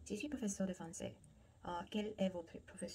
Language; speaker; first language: French; non-native, learner; Korean